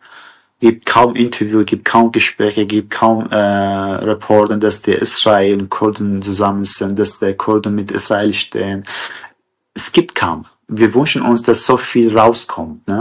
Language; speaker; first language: German; non-native, learner; Kurdish